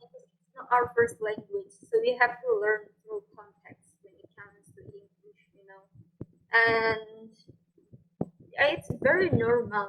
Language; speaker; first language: English; non-native, fluent; Indonesian